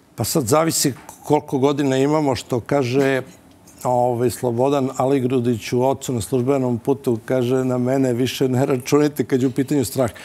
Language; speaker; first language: Bosnian; native; Bosnian